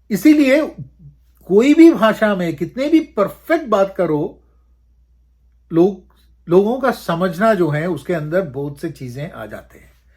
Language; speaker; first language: Hindi; non-native, local second language; Malayalam